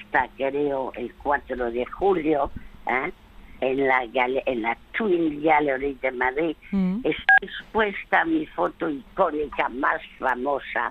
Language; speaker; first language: Spanish; early bilingual, other home language; French